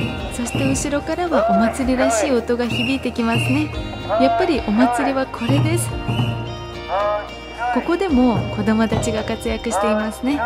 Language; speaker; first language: Japanese; non-native, fluent; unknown